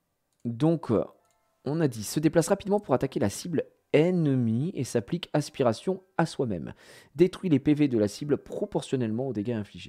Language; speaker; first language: French; native; French